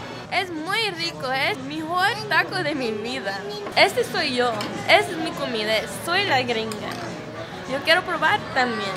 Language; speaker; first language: Spanish; non-native, learner; English